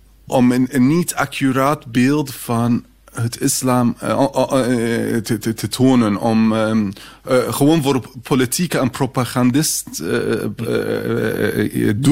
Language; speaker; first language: Dutch; non-native, fluent; Arabic